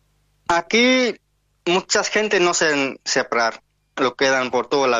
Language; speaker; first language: Spanish; non-native, learner; Hindi